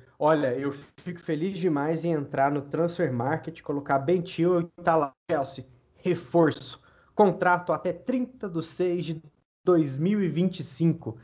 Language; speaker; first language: Portuguese; native; Portuguese